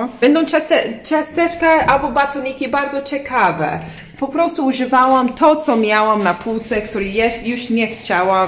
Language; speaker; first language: Polish; early bilingual, heritage; English